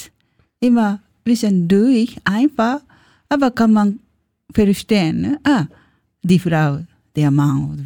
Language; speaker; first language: German; non-native, learner; Japanese